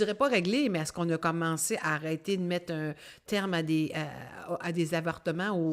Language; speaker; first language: French; native; French